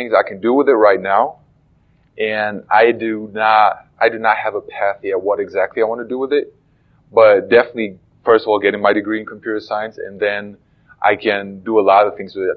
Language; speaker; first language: English; non-native, fluent; German